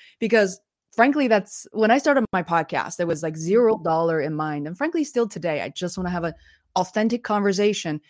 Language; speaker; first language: English; non-native, fluent; Chinese